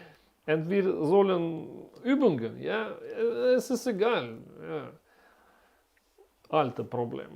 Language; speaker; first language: German; non-native, learner; Russian